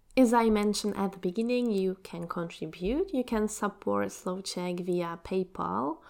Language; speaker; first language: English; non-native, fluent; Czech